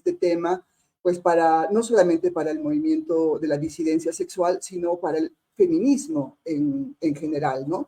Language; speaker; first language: Spanish; native; Spanish